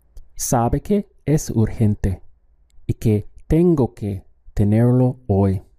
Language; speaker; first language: Spanish; non-native, fluent; English